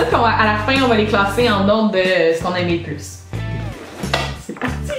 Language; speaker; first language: French; native; French